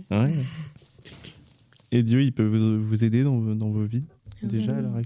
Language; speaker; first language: French; native; French